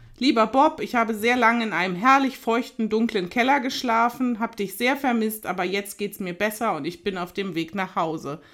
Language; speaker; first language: German; native; German